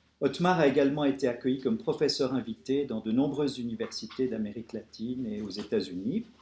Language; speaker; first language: French; native; French